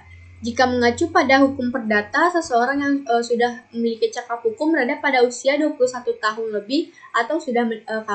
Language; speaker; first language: Indonesian; native; Indonesian